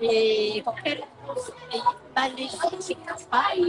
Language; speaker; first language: French; early bilingual, other home language; Vietnamese